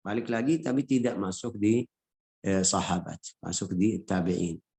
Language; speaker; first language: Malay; non-native, fluent; Arabic